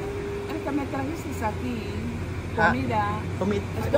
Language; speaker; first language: Spanish; non-native, fluent; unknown